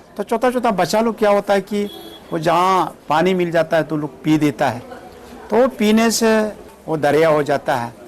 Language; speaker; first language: Hindi; non-native, local second language; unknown